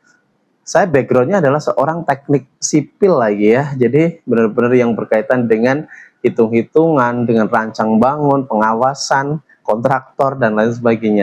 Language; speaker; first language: Indonesian; native; Indonesian